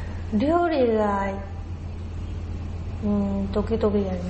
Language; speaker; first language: Japanese; non-native, learner; Chinese